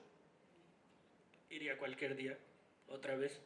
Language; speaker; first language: Spanish; non-native, fluent; Hindi